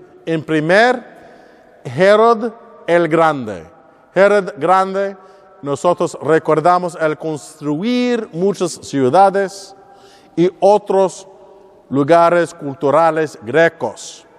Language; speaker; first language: Spanish; non-native, learner; English